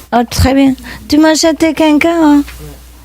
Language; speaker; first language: French; non-native, fluent; Vietnamese